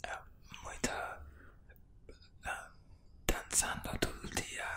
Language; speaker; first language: Portuguese; non-native, learner; Spanish